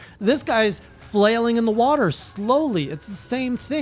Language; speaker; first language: English; native; English